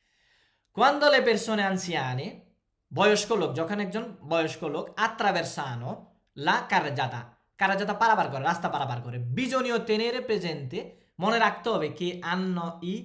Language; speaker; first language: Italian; non-native, fluent; Bangla